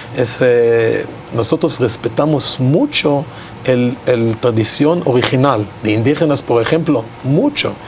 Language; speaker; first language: Spanish; non-native, learner; Hebrew